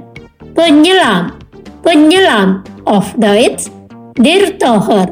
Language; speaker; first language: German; non-native, fluent; Indonesian